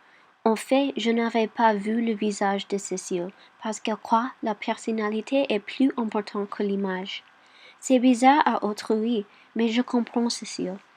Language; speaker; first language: French; non-native, learner; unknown